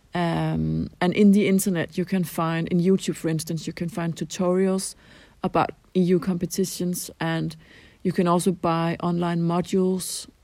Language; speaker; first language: English; non-native, fluent; Danish